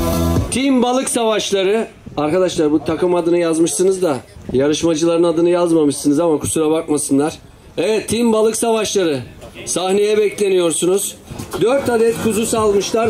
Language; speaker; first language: Turkish; native; Turkish